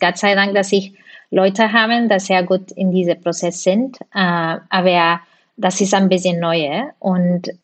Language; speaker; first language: German; non-native, fluent; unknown